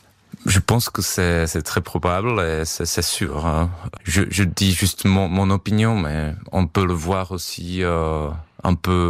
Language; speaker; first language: French; non-native, fluent; Czech